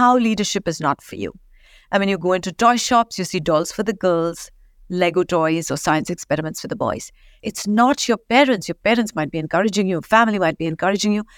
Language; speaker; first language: English; non-native, local second language; Marathi